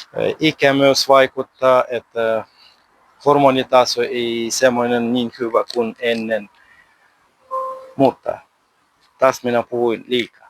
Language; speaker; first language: Finnish; non-native, learner; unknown